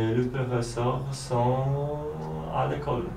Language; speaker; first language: French; non-native, learner; Polish